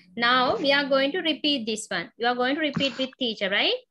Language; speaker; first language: English; non-native, local second language; Sinhala